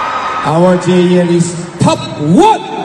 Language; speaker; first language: English; non-native, learner; Korean